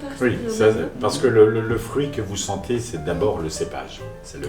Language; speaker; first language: French; native; French